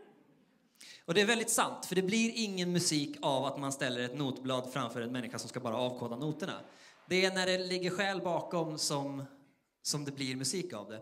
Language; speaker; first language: Swedish; native; Swedish